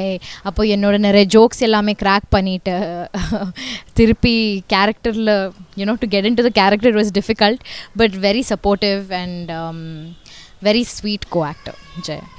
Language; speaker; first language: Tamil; non-native, learner; Malayalam